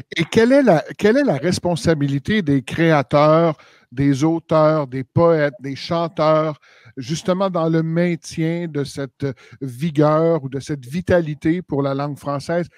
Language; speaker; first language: French; native; French